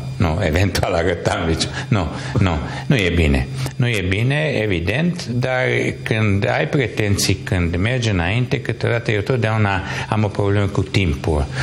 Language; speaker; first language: Romanian; non-native, local second language; Hungarian